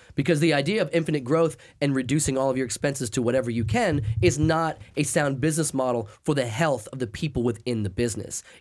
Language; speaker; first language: English; native; English